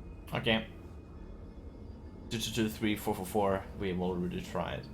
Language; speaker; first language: English; non-native, fluent; Chinese